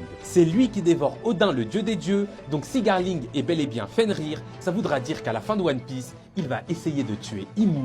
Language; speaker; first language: French; native; French